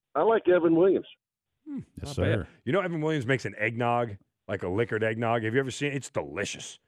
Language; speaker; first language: English; native; English